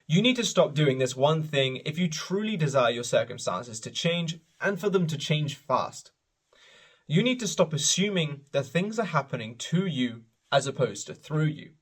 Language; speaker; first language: English; native; English